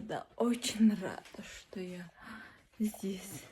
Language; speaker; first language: Russian; non-native, learner; Mongolian